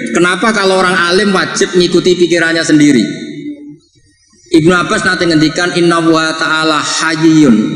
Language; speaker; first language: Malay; non-native, local second language; Javanese